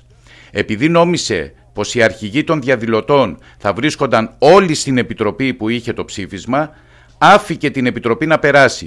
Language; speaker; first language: Greek; native; Greek